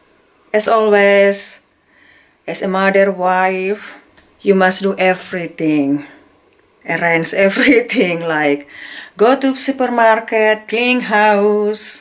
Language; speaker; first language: English; non-native, learner; Indonesian